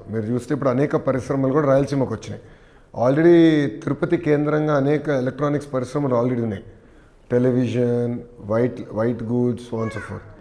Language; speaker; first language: Telugu; native; Telugu